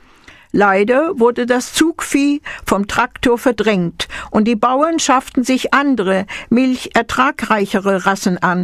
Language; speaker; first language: German; native; German